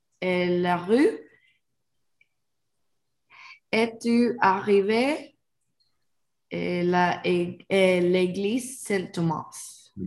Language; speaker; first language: French; non-native, learner; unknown